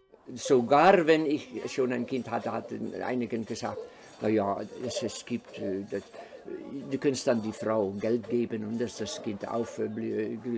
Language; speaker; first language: German; non-native, fluent; Dutch